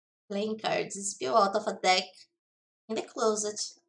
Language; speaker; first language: English; non-native, fluent; Portuguese